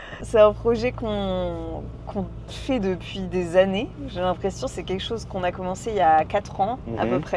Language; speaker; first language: French; native; French